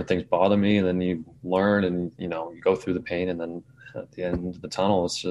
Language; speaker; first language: English; native; English